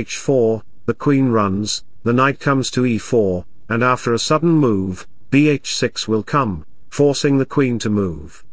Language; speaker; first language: English; non-native, local second language; Hindi